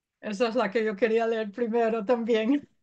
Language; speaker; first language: Spanish; early bilingual, heritage; Spanish